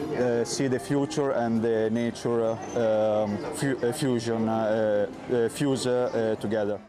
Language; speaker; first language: English; non-native, fluent; Italian